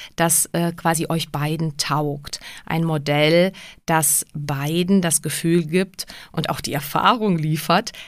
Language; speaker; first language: German; early bilingual, other home language; Czech